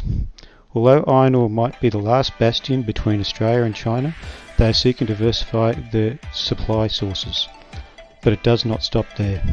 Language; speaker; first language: English; native; English